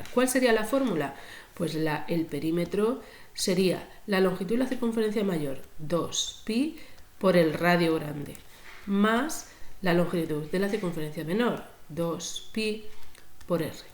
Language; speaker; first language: Spanish; native; Spanish